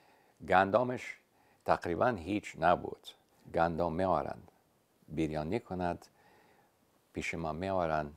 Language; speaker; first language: Persian; non-native, fluent; English